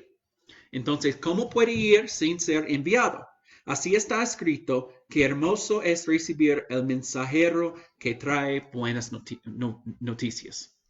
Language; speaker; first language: Spanish; non-native, fluent; English